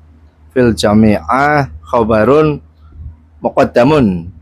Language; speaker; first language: Arabic; non-native, learner; Indonesian